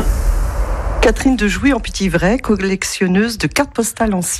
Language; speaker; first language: French; native; French